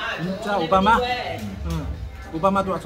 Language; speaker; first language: Korean; native; Korean